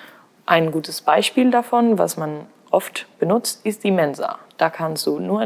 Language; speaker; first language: German; non-native, fluent; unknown